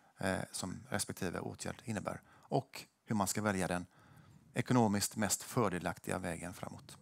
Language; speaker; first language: Swedish; native; Swedish